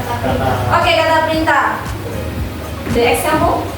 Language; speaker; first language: English; non-native, learner; Indonesian